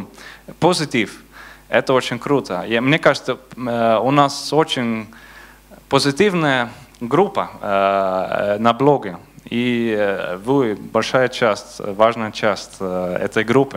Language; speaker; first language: Russian; non-native, learner; Dutch